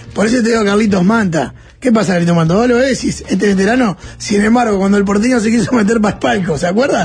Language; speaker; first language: Spanish; native; Spanish